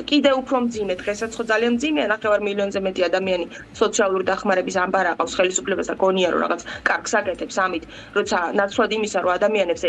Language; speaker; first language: Georgian; native; Georgian